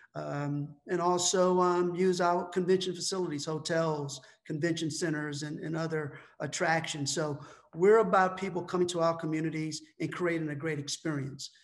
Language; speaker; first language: English; native; English